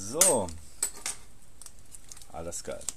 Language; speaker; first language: German; native; German